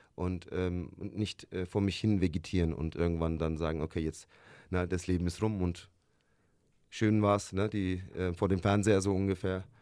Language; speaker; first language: German; early bilingual, other home language; Turkish